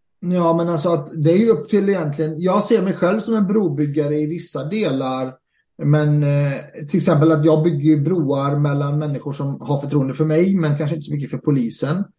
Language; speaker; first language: Swedish; early bilingual, other home language; Arabic